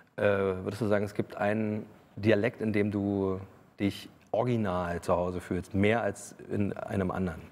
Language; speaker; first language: German; native; German